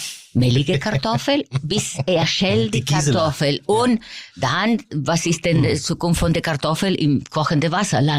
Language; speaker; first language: German; non-native, fluent; Spanish